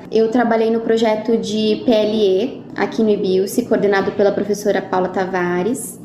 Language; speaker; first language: Portuguese; native; Portuguese